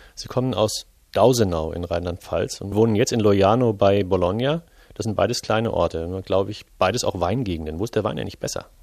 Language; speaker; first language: German; native; German